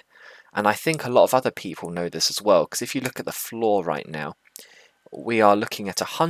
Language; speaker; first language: English; native; English